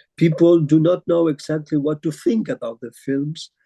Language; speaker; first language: English; non-native, fluent; Spanish